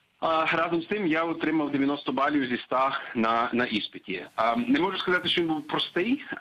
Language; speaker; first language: Ukrainian; non-native, fluent; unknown